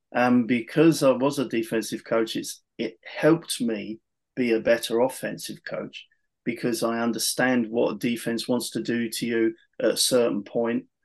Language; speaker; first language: English; native; English